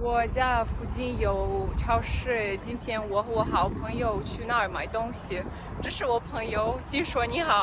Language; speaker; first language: Chinese; non-native, learner; Russian